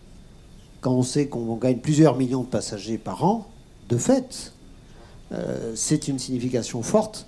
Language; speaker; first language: French; native; French